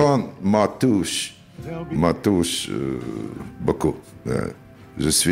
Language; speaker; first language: French; non-native, learner; Russian